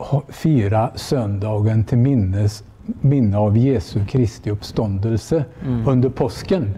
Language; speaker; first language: Swedish; native; Swedish